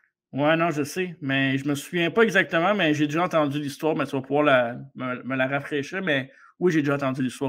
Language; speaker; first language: French; native; French